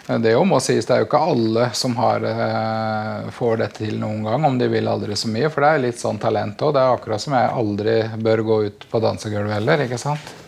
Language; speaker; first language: Norwegian; native; Norwegian